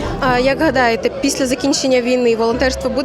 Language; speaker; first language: Ukrainian; native; Ukrainian